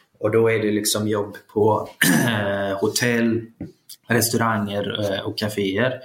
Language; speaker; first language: Swedish; early bilingual, other home language; Icelandic